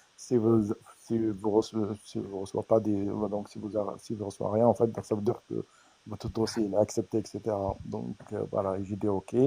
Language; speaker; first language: French; non-native, fluent; Arabic